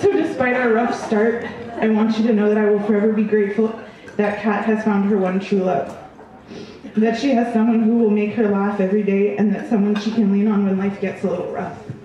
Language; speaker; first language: English; native; English